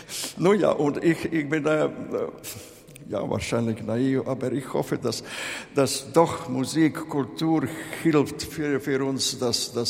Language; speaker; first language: German; non-native, fluent; Latvian